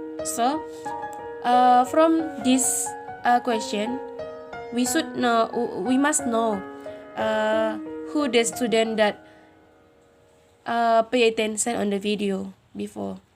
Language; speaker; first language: English; non-native, learner; Indonesian